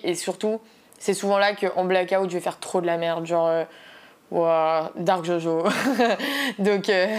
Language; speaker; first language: French; native; French